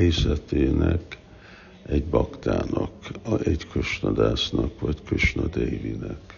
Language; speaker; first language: Hungarian; early bilingual, heritage; Hungarian